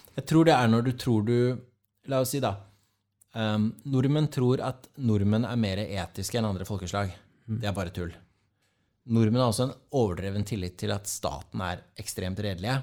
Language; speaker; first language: Norwegian; native; Norwegian